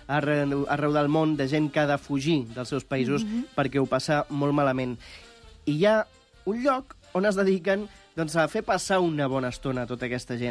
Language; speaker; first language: Catalan; native; Catalan